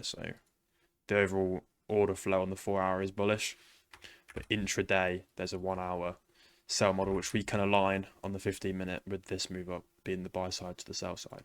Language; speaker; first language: English; native; English